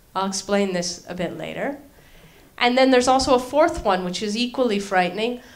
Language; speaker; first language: English; native; English